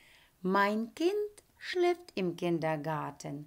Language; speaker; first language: German; non-native, fluent; Ukrainian